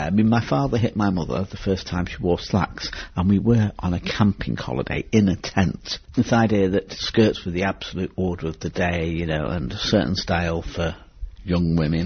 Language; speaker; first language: English; native; English